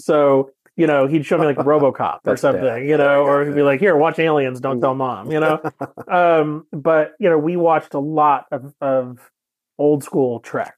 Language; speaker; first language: English; native; English